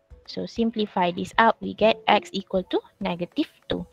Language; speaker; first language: English; non-native, local second language; Malay